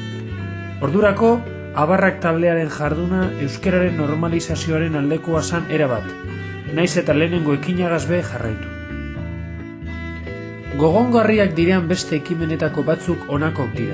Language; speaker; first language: Basque; native; Basque